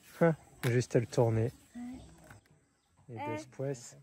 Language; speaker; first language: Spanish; non-native, learner; French